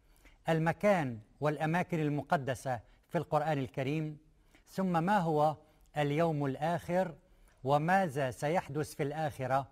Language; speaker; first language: Arabic; native; Arabic